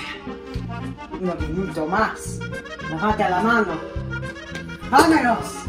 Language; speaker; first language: Spanish; non-native, learner; English